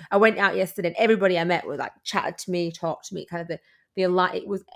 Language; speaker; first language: English; native; English